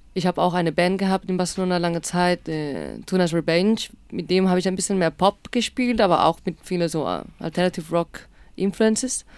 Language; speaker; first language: German; non-native, learner; Spanish